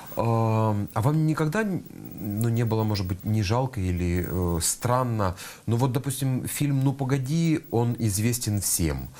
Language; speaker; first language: Russian; native; Russian